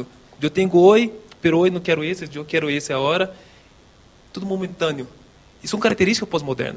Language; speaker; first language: Spanish; non-native, local second language; Portuguese